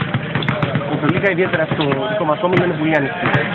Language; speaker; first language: Spanish; non-native, learner; Greek